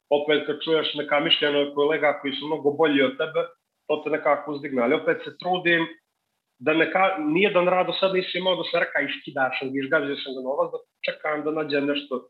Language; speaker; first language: Serbian; native; Serbian